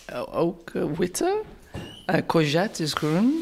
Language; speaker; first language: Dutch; non-native, learner; English